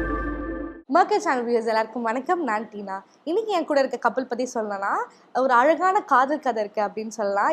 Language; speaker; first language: Tamil; native; Tamil